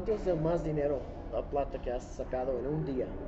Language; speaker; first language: Spanish; non-native, fluent; English